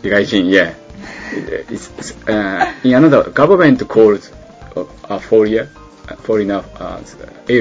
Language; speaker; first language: English; non-native, learner; Japanese